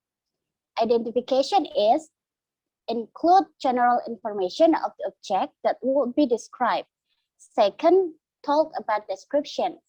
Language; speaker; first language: English; non-native, learner; Indonesian